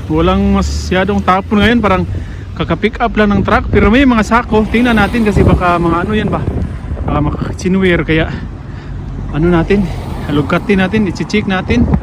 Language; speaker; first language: Filipino; non-native, local second language; Cebuano